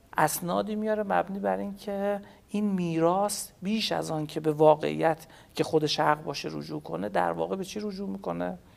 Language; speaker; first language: Persian; native; Persian